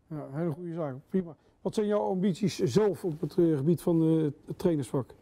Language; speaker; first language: Dutch; native; Dutch